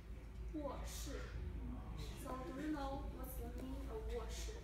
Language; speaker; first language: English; non-native, fluent; Chinese